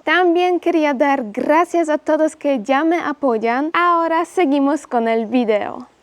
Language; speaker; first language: Spanish; non-native, fluent; Polish